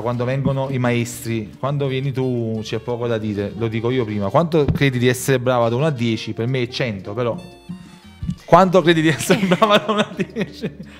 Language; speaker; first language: Italian; native; Italian